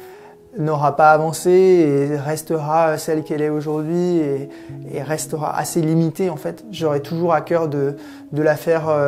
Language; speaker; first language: French; native; French